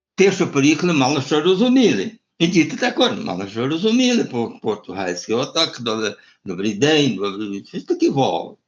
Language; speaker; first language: Ukrainian; early bilingual, heritage; Ukrainian